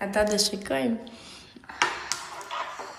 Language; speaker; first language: Albanian; early bilingual, heritage; Albanian